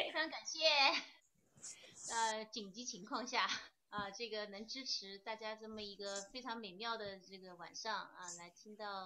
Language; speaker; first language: Chinese; native; Chinese